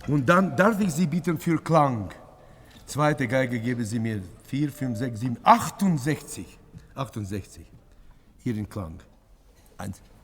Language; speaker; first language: German; non-native, learner; Latvian